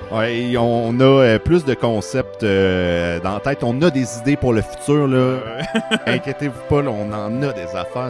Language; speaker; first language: French; native; French